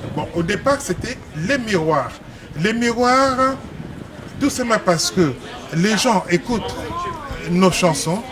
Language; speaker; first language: French; non-native, local second language; Lingala